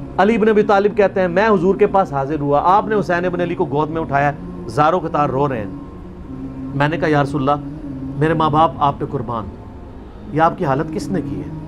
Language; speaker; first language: Urdu; non-native, local second language; Punjabi